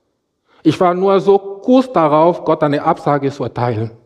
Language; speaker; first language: German; non-native, fluent; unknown